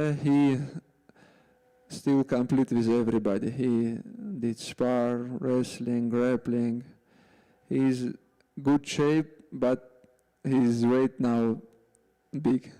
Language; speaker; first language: English; non-native, learner; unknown